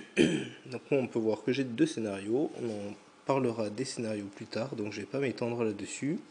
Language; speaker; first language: French; native; French